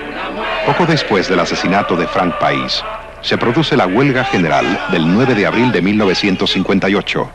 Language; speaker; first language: Spanish; native; Spanish